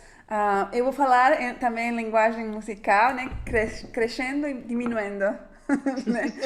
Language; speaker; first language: Portuguese; non-native, fluent; Spanish